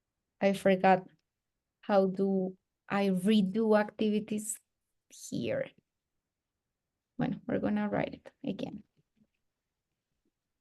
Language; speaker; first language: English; non-native, fluent; Spanish